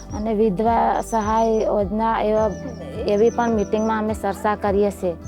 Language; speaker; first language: Gujarati; native; Gujarati